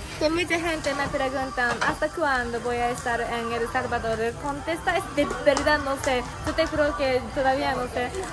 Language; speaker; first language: Spanish; non-native, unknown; Japanese